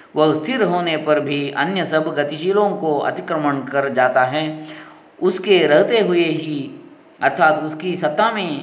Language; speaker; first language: Hindi; non-native, local second language; Kannada